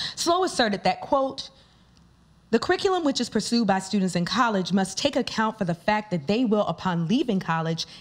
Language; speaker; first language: English; native; English